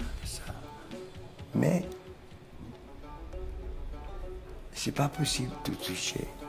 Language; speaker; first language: French; non-native, learner; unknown